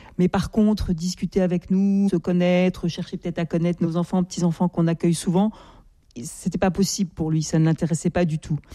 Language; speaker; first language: French; native; French